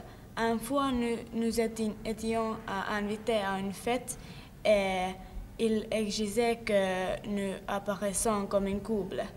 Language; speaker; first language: French; non-native, learner; Finnish